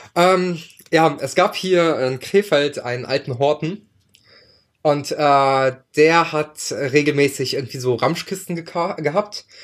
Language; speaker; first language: German; early bilingual, other home language; Ukrainian